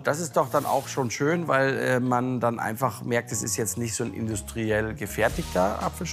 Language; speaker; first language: German; native; German